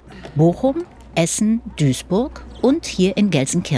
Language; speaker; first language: German; native; German